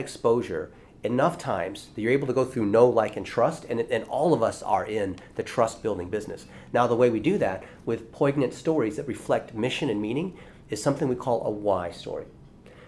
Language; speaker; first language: English; early bilingual, other home language; Chinese